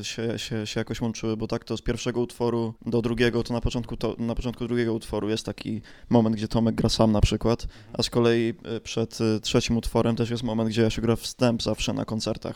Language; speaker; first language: Polish; native; Polish